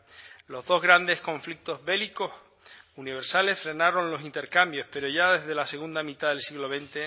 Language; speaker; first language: Spanish; native; Spanish